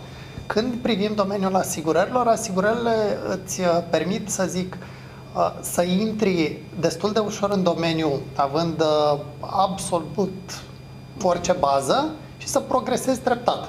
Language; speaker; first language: Romanian; native; Romanian